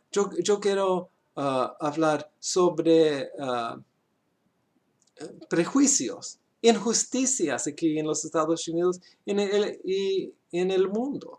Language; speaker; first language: Spanish; non-native, learner; English